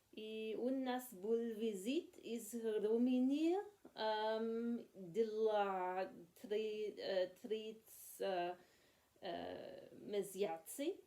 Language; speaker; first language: Russian; non-native, learner; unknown